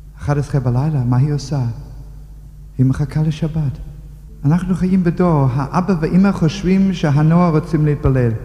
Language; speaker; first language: Hebrew; non-native, fluent; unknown